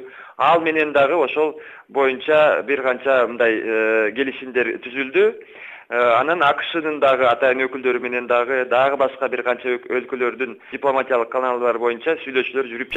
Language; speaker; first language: Kyrgyz; native; Kyrgyz